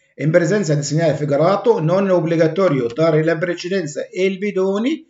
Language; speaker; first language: Italian; non-native, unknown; Arabic